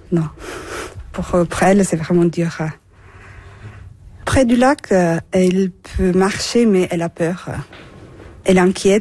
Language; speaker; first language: French; non-native, fluent; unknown